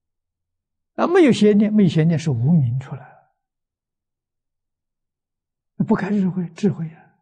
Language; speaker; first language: Chinese; native; Chinese